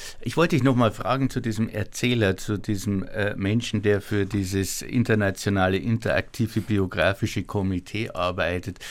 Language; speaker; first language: German; native; German